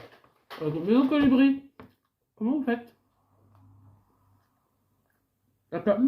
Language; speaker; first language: French; native; French